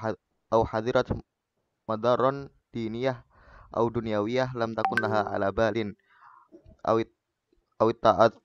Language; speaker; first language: Arabic; non-native, learner; Indonesian